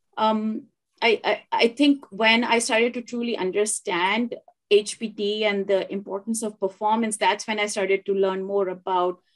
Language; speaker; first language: English; non-native, local second language; Hindi